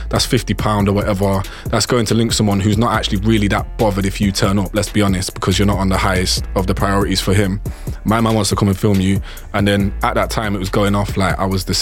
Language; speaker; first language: English; native; English